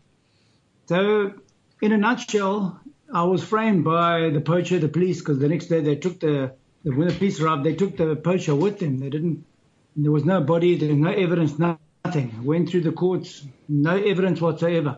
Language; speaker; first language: English; native; English